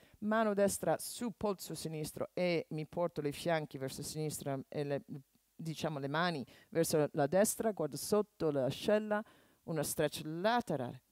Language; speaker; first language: Italian; non-native, fluent; English